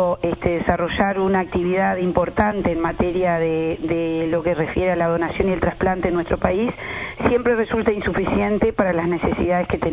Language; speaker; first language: Spanish; native; Spanish